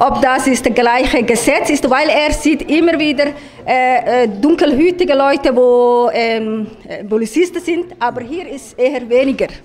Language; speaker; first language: German; non-native, learner; Somali